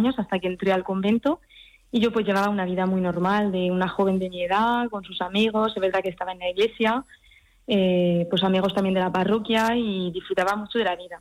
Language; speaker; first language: Spanish; early bilingual, heritage; French